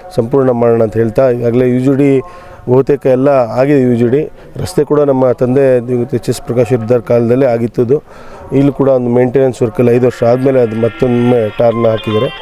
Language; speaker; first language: Kannada; native; Kannada